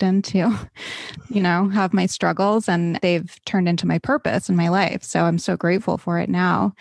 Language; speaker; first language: English; native; English